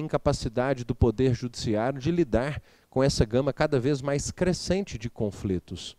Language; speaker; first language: Portuguese; native; Portuguese